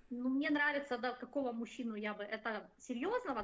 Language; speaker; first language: Russian; native; Russian